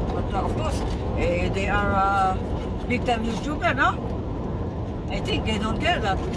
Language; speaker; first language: English; non-native, learner; Filipino